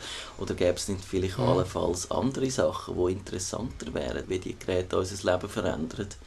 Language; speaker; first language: German; native; German